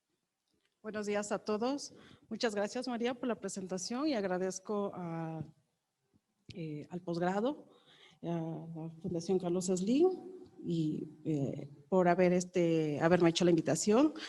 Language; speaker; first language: Spanish; native; Spanish